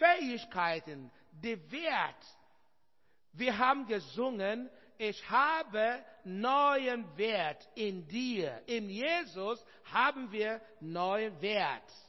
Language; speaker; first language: German; non-native, learner; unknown